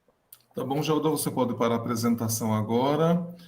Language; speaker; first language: Portuguese; native; Portuguese